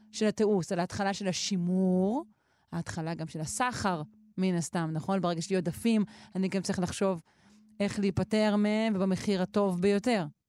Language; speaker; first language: Hebrew; native; Hebrew